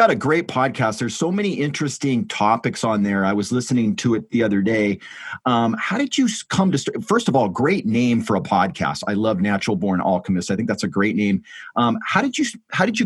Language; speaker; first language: English; native; English